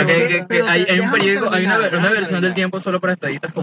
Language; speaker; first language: Spanish; native; Spanish